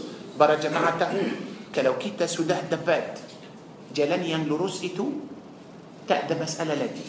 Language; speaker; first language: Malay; non-native, fluent; Arabic